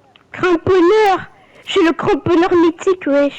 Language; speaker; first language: French; native; French